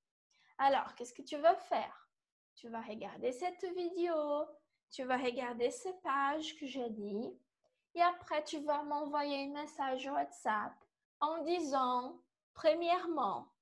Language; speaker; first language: French; non-native, fluent; Portuguese